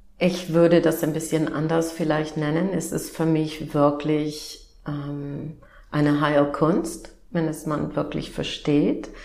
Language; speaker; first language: German; non-native, fluent; English